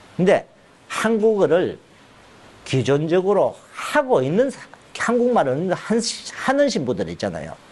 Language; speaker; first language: Korean; native; Korean